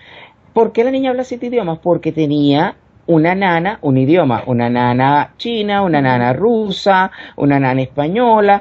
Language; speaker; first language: Spanish; native; Spanish